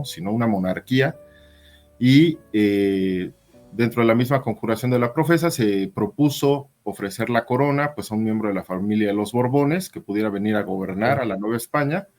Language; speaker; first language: Spanish; native; Spanish